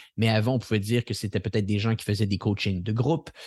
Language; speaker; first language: French; native; French